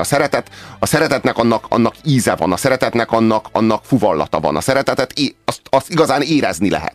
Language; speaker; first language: Hungarian; native; Hungarian